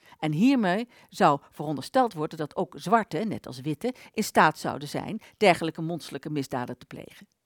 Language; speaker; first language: Dutch; native; Dutch